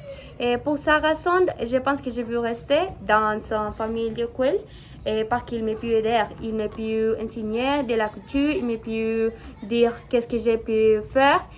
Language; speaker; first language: French; non-native, learner; Spanish